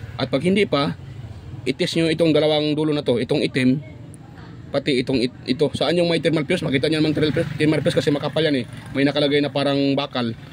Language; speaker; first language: Filipino; non-native, local second language; Cebuano